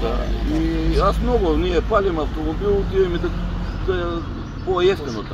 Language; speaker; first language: Russian; non-native, learner; Bulgarian